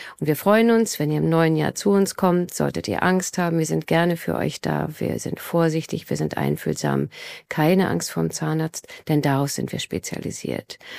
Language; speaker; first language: German; native; German